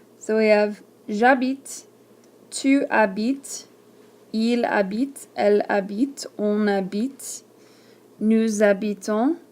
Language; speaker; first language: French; non-native, fluent; English